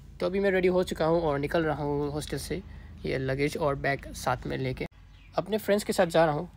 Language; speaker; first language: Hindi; non-native, local second language; Nepali